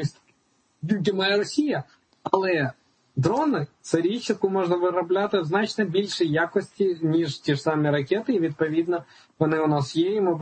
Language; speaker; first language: Ukrainian; native; Ukrainian